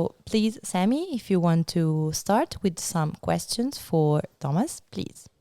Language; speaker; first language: English; non-native, fluent; Italian